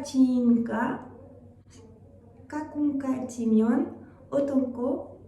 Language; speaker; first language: Korean; non-native, learner; French